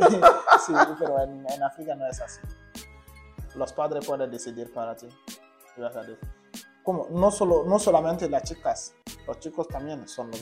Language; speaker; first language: Spanish; non-native, learner; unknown